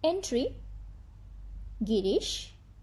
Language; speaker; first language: English; non-native, fluent; Bangla